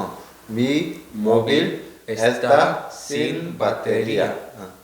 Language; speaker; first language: Spanish; non-native, learner; Korean